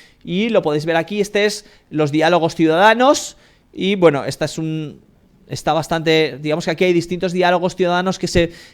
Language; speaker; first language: Spanish; native; Spanish